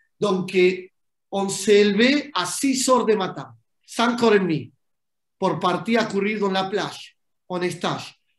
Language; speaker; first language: French; non-native, fluent; Spanish